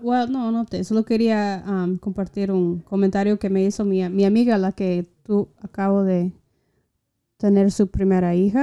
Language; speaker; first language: Spanish; non-native, fluent; English